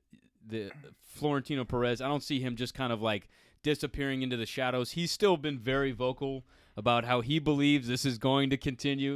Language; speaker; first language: English; native; English